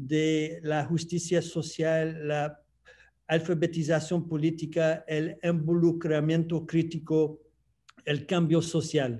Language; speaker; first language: Spanish; non-native, fluent; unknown